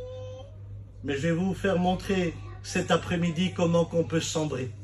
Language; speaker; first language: French; native; French